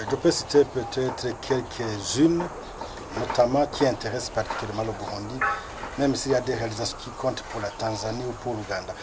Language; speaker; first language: French; non-native, local second language; Rundi